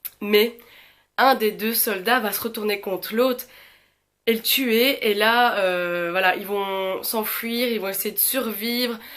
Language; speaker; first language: French; native; French